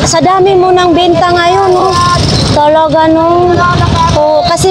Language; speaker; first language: Filipino; native; Filipino